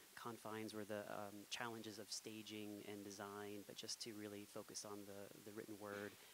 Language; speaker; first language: English; native; English